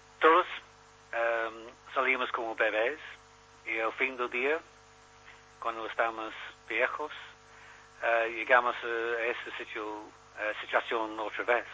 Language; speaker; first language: Spanish; non-native, learner; English